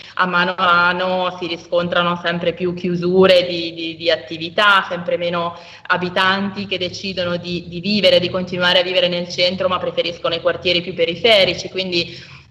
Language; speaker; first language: Italian; native; Italian